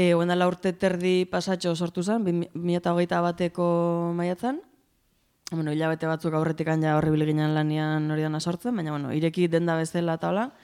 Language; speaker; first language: Basque; native; Basque